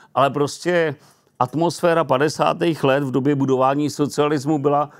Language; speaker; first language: Czech; native; Czech